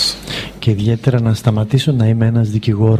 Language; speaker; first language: Greek; native; Greek